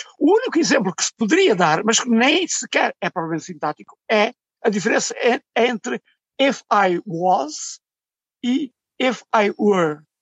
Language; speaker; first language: Portuguese; native; Portuguese